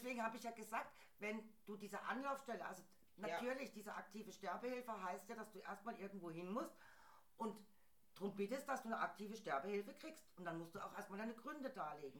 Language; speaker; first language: German; native; German